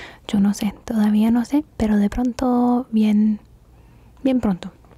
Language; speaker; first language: Spanish; early bilingual, heritage; Spanish